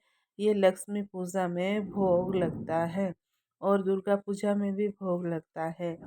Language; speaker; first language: Hindi; non-native, local second language; Odia